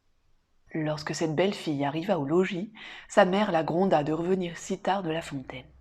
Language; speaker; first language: French; native; French